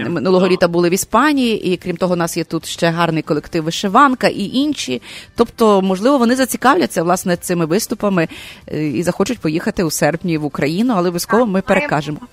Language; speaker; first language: Ukrainian; native; Ukrainian